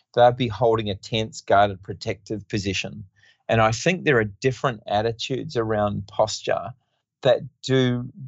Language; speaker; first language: English; native; English